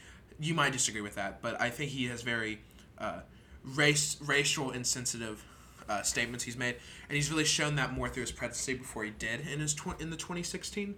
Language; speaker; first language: English; native; English